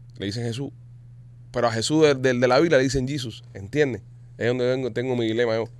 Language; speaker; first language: Spanish; native; Spanish